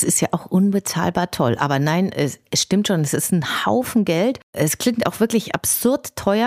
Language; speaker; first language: German; native; German